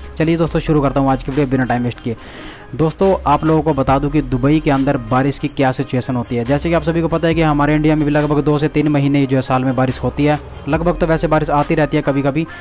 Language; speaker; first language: Hindi; native; Hindi